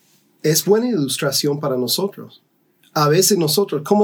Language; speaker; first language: Spanish; non-native, fluent; English